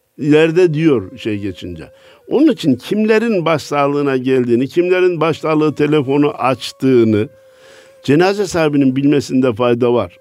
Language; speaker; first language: Turkish; native; Turkish